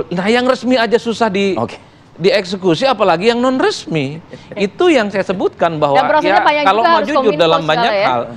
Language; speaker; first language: Indonesian; non-native, local second language; Madurese